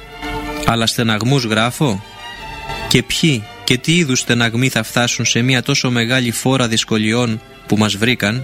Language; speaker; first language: Greek; native; Greek